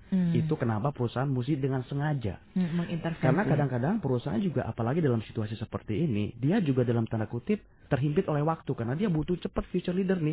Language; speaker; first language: Indonesian; native; Indonesian